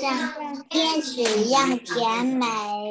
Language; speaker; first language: Chinese; early bilingual, heritage; Chinese